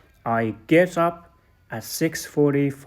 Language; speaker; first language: English; non-native, fluent; Persian